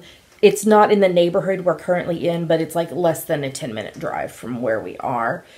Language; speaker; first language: English; native; English